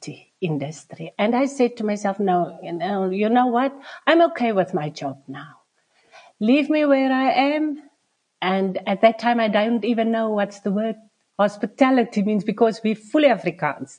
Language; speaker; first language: English; non-native, local second language; Afrikaans